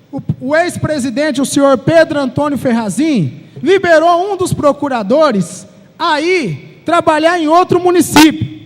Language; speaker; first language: Portuguese; native; Portuguese